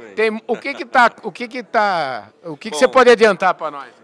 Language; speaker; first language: Portuguese; native; Portuguese